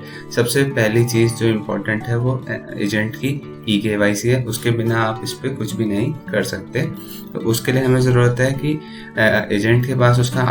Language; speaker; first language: Hindi; native; Hindi